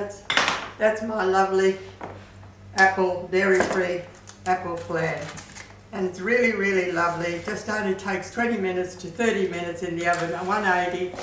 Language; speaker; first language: English; native; English